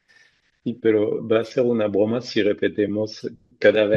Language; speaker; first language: Spanish; non-native, fluent; French